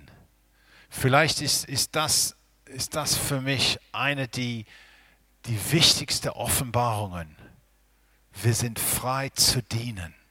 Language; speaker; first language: German; non-native, fluent; English